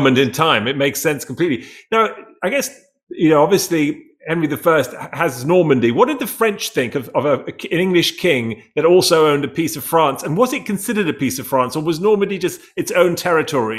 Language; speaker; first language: English; native; English